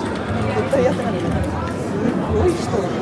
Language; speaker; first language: Japanese; native; Japanese